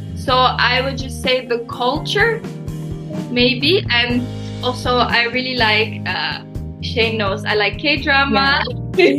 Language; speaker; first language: English; early bilingual, heritage; Turkish